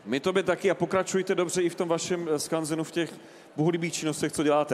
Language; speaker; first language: Czech; native; Czech